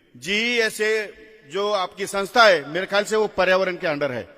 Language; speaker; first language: Hindi; non-native, local second language; Marathi